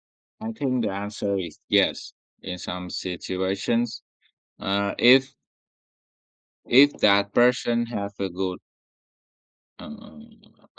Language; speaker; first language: English; non-native, learner; Vietnamese